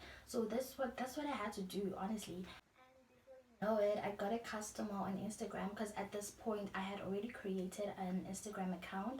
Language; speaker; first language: English; non-native, local second language; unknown